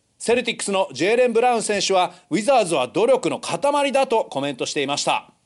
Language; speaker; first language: Japanese; native; Japanese